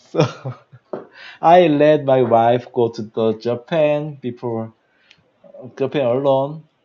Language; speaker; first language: English; non-native, learner; Korean